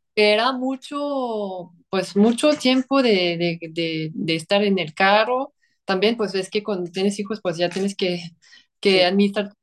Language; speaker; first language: Spanish; non-native, fluent; French